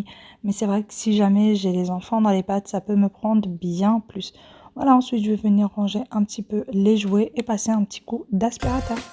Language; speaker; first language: French; native; French